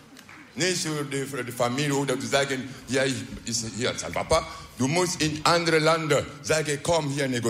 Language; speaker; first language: Dutch; non-native, learner; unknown